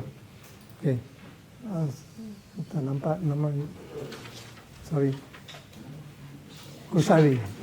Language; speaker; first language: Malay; non-native, local second language; Cantonese